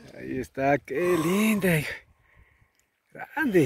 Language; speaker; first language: Spanish; native; Spanish